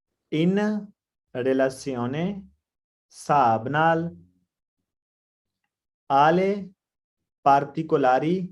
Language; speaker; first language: Italian; non-native, learner; Punjabi